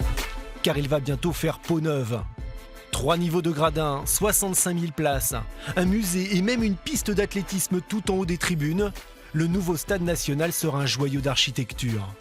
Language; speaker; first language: French; native; French